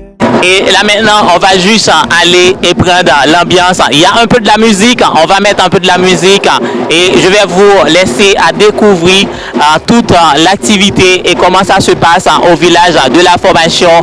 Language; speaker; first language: French; native; French